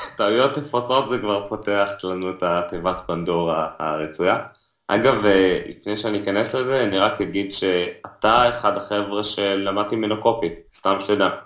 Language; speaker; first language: Hebrew; native; Hebrew